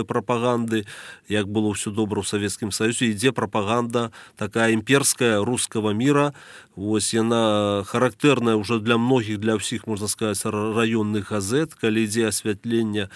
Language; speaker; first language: Belarusian; native; Belarusian